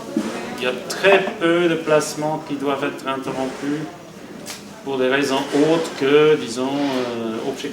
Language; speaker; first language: French; native; French